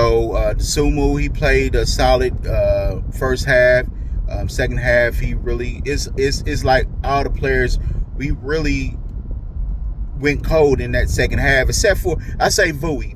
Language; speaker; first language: English; native; English